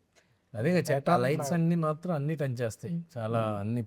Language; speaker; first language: Telugu; native; Telugu